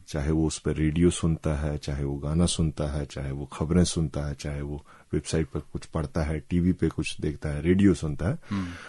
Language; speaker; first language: Hindi; native; Hindi